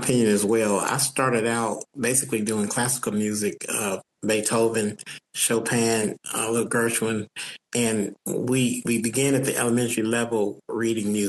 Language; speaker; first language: English; native; English